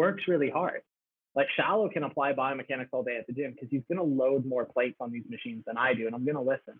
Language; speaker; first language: English; native; English